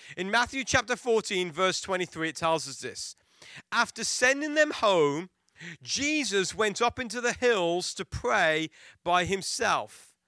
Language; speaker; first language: English; native; English